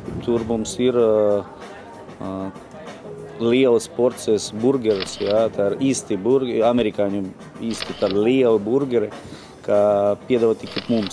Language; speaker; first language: Latvian; non-native, local second language; Russian